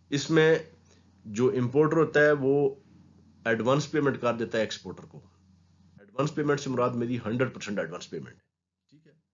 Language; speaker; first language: Urdu; non-native, local second language; Punjabi